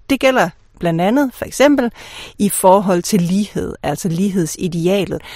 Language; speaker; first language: Danish; native; Danish